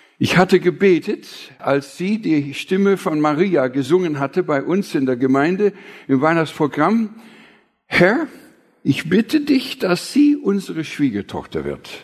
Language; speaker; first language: German; non-native, fluent; English